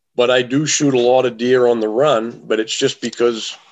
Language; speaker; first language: English; native; English